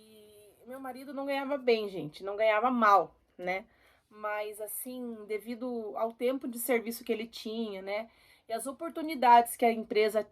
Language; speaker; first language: Portuguese; native; Portuguese